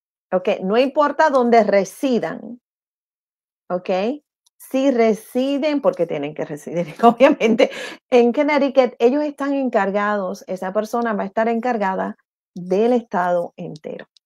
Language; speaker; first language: Spanish; native; Spanish